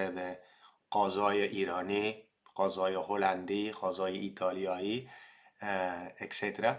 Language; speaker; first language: Persian; non-native, learner; Dutch